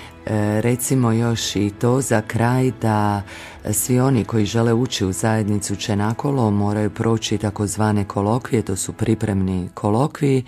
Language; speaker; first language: Croatian; native; Croatian